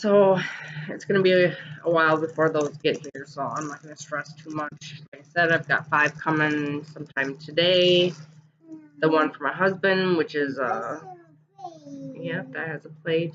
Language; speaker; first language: English; native; English